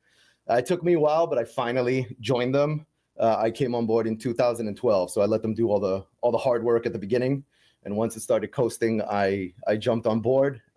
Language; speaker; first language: English; native; English